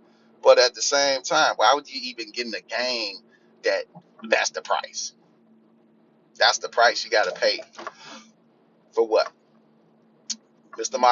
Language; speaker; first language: English; native; English